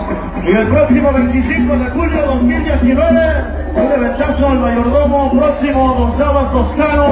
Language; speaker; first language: Spanish; native; Spanish